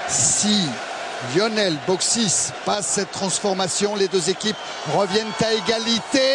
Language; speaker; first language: French; native; French